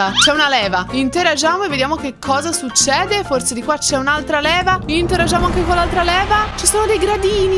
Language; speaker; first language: Italian; native; Italian